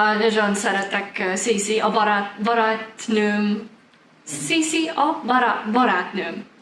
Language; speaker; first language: Hungarian; non-native, learner; English